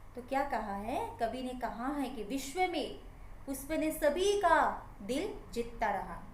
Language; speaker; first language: Hindi; non-native, local second language; Assamese